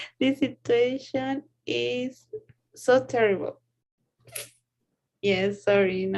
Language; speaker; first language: English; non-native, learner; Spanish